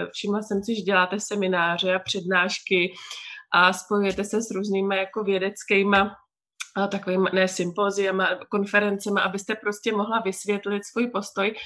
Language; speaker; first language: Czech; native; Czech